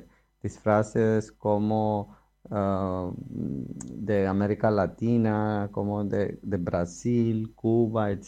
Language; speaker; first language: Spanish; non-native, fluent; Greek